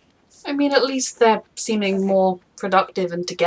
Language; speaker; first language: English; native; English